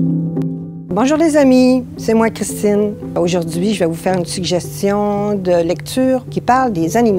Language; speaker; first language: French; native; French